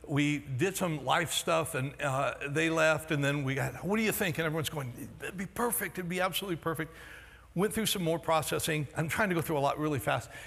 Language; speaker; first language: English; native; English